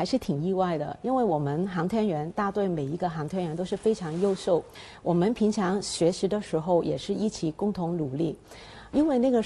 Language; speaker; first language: Chinese; non-native, fluent; Cantonese